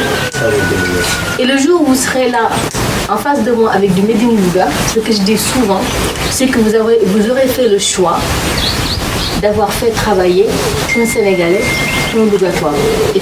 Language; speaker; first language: French; non-native, local second language; Wolof